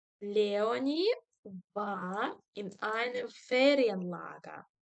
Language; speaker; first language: German; non-native, fluent; Ukrainian